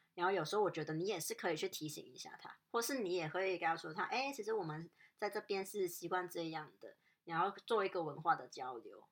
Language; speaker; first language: Chinese; non-native, local second language; Cantonese